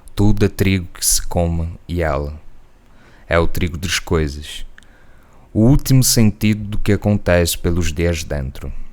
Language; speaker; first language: Portuguese; native; Portuguese